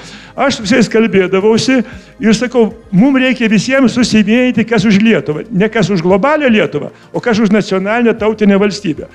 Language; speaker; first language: Lithuanian; native; Lithuanian